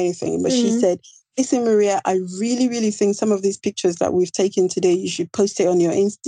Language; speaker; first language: English; non-native, local second language; Krio